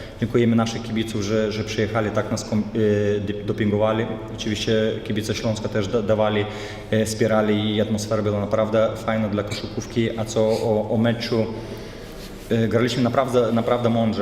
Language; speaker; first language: Polish; non-native, fluent; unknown